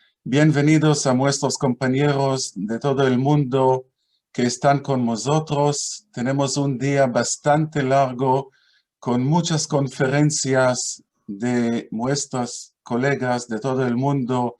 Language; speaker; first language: Spanish; non-native, fluent; Hebrew